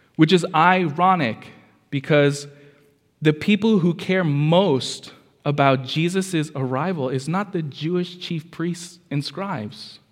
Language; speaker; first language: English; early bilingual, other home language; Spanish